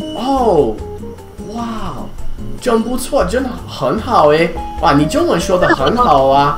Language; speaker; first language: Chinese; non-native, fluent; English